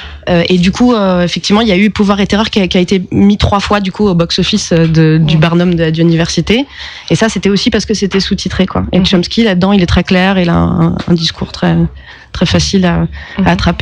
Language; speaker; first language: French; native; French